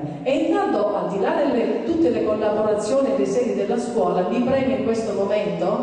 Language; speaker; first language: Italian; native; Italian